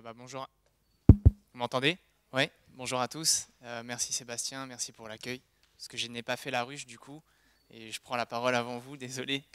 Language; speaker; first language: French; native; French